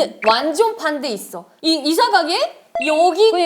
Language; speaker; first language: Korean; non-native, fluent; Japanese